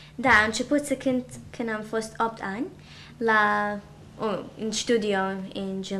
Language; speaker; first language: Romanian; early bilingual, heritage; Romanian